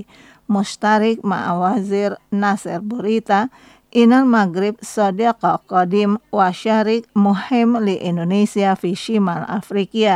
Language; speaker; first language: Arabic; non-native, fluent; Indonesian